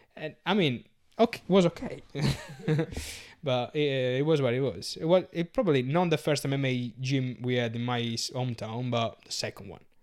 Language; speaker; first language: English; non-native, learner; Italian